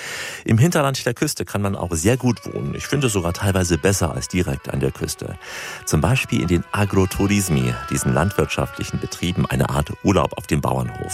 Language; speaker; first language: German; native; German